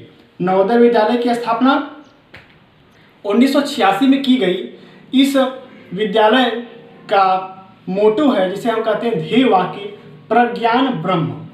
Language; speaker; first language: Hindi; native; Hindi